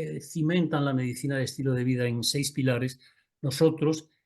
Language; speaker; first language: Spanish; native; Spanish